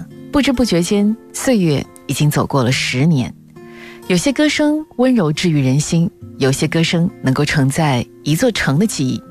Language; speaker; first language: Chinese; native; Chinese